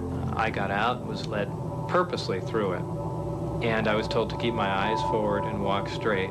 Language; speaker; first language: English; native; English